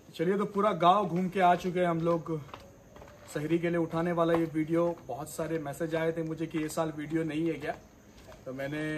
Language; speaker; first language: Hindi; non-native, local second language; Konkani